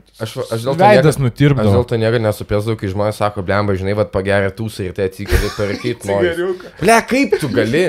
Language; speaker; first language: Lithuanian; non-native, local second language; Russian